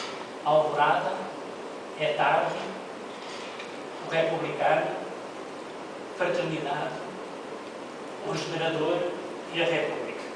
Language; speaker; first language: Portuguese; native; Portuguese